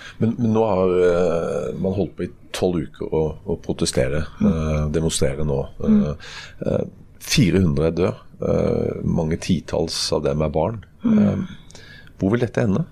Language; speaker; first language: Norwegian; native; Norwegian